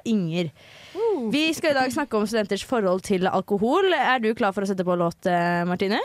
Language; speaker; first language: Norwegian; native; Norwegian